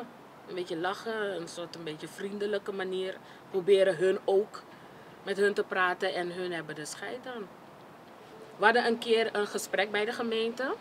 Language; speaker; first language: Dutch; non-native, fluent; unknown